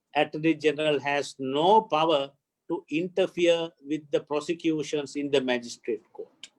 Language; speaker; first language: English; non-native, local second language; Sinhala